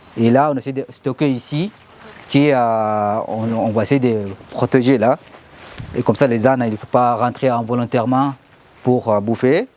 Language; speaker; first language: French; non-native, learner; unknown